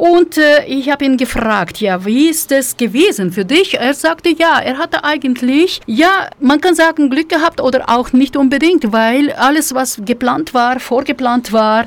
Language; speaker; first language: German; non-native, fluent; Russian